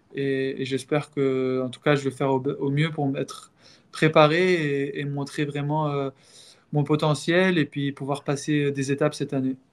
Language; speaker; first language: French; non-native, local second language; Arabic